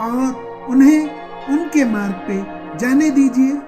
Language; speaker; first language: Hindi; native; Hindi